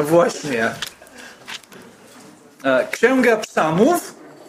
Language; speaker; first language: Polish; non-native, fluent; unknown